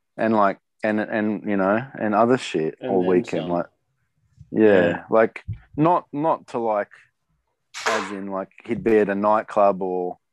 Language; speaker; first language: English; native; English